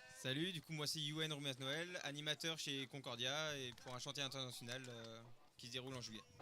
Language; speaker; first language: French; native; French